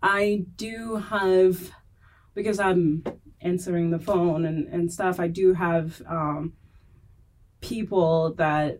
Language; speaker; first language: English; non-native, fluent; French